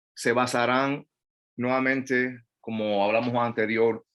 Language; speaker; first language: Spanish; non-native, fluent; English